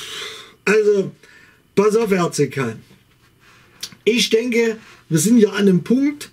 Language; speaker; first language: German; native; German